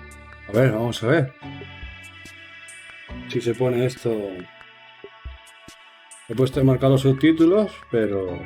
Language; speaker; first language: Spanish; native; Spanish